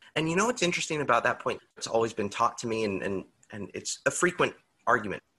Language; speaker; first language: English; native; English